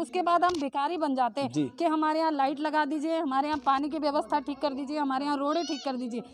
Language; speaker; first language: Hindi; native; Hindi